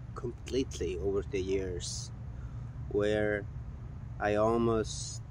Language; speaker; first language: English; non-native, fluent; Mongolian